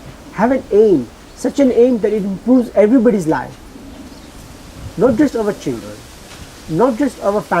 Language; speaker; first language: English; early bilingual, heritage; Gujarati